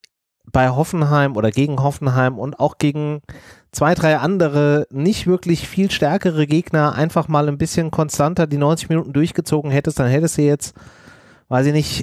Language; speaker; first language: German; native; German